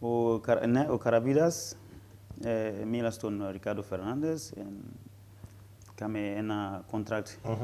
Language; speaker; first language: Greek; non-native, learner; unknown